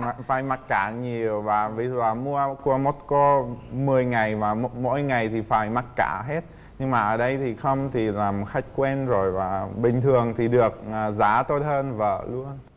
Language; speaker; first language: Vietnamese; non-native, fluent; Czech